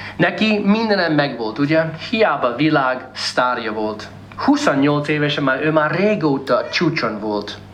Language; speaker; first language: Hungarian; non-native, fluent; English